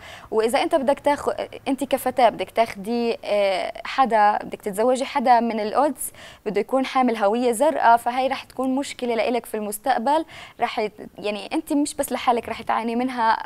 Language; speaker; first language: Arabic; native; Arabic